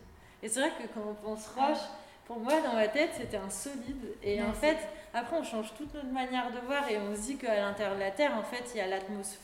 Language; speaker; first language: French; native; French